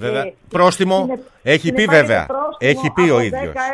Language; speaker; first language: Greek; native; Greek